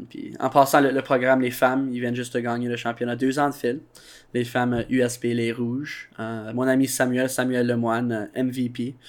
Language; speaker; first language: French; native; French